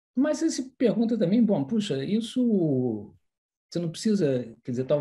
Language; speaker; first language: Portuguese; early bilingual, other home language; French